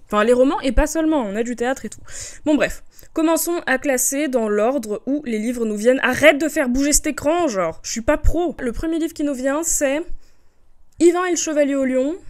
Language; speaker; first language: French; native; French